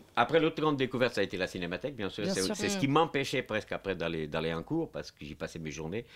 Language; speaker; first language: French; non-native, fluent; Portuguese